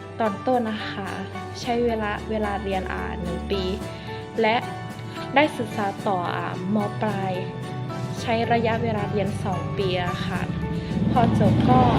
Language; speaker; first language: Thai; native; Thai